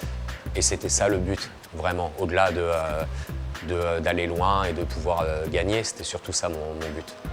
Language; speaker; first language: French; native; French